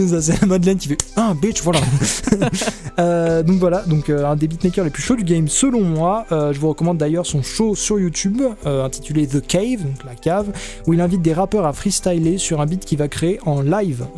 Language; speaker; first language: French; native; French